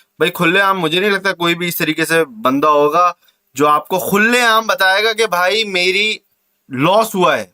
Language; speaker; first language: Urdu; native; Urdu